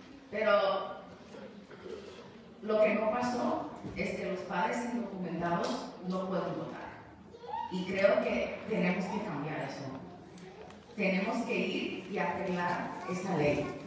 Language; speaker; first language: Spanish; early bilingual, heritage; Spanish